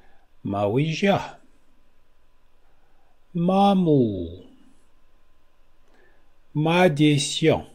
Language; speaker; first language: French; non-native, learner; Italian